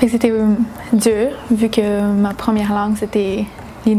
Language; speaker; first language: French; non-native, local second language; Innu-aimun